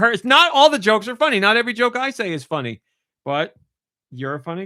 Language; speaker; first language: English; native; English